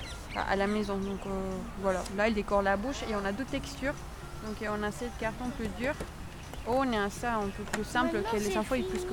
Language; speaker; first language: French; native; French